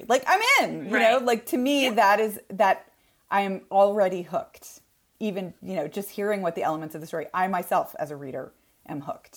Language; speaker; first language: English; native; English